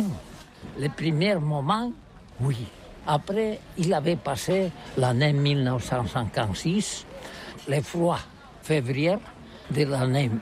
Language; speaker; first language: French; non-native, learner; Catalan